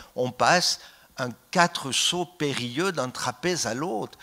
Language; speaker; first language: French; native; French